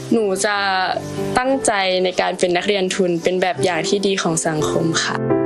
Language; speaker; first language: Thai; native; Thai